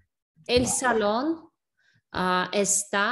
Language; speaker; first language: Spanish; non-native, learner; English